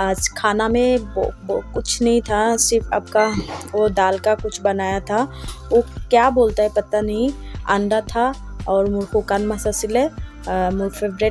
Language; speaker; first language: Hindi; non-native, local second language; Assamese